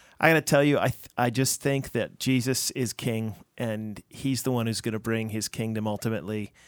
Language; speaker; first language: English; native; English